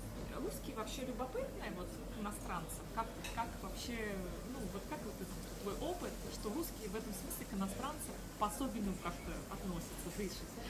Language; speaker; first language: Russian; native; Russian